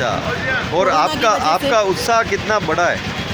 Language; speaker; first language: Hindi; native; Hindi